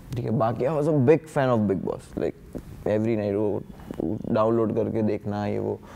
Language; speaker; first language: Hindi; non-native, local second language; Gujarati